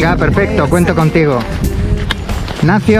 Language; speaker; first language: Spanish; native; Spanish